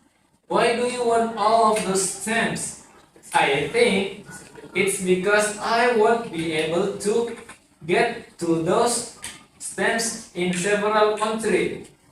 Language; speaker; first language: English; non-native, learner; Indonesian